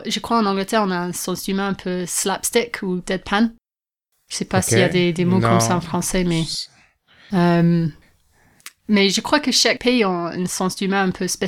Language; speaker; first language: French; non-native, fluent; English